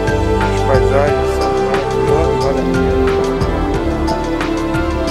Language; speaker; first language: Portuguese; native; Portuguese